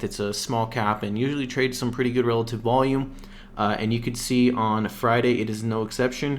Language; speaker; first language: English; native; English